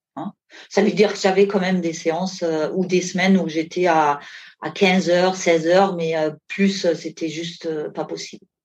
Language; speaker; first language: French; non-native, fluent; German